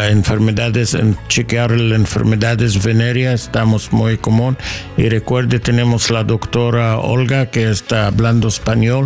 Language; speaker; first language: Spanish; non-native, learner; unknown